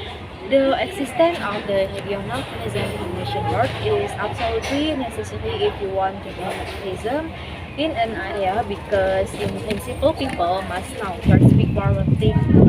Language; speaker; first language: English; non-native, learner; Indonesian